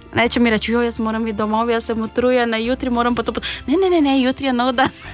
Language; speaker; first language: Slovenian; non-native, fluent; Portuguese